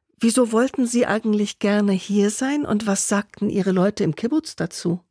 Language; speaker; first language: German; native; German